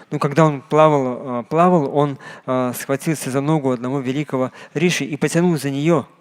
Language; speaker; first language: Russian; native; Russian